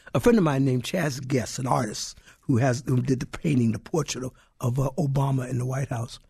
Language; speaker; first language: English; native; English